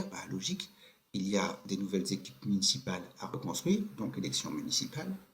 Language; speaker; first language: French; native; French